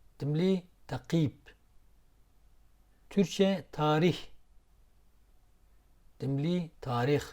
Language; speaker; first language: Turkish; non-native, local second language; Zaza